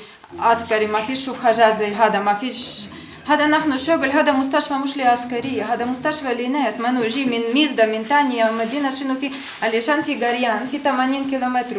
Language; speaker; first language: Arabic; non-native, learner; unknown